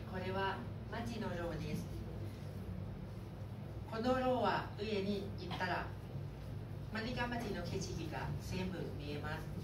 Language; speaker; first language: Japanese; non-native, learner; Thai